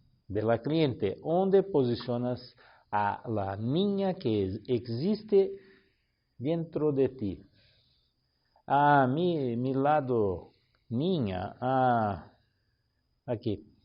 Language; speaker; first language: Spanish; non-native, learner; Portuguese